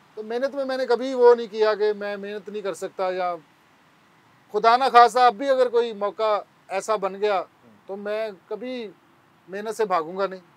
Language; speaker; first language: Urdu; non-native, local second language; Punjabi